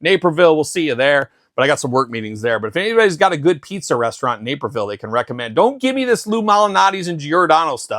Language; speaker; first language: English; native; English